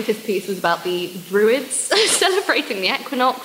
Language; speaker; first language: English; native; English